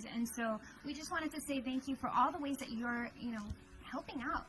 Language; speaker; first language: English; native; English